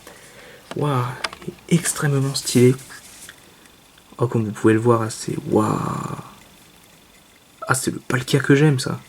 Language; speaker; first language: French; native; French